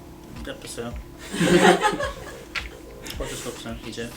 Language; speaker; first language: Korean; early bilingual, heritage; Korean